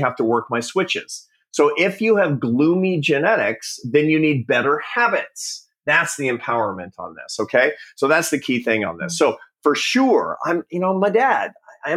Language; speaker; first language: English; native; English